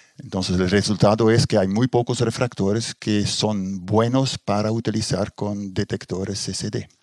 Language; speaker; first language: Spanish; non-native, fluent; Dutch